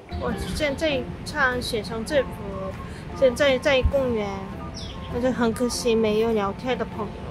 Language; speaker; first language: Chinese; non-native, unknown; Korean